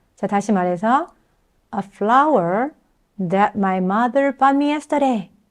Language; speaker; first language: English; non-native, fluent; Korean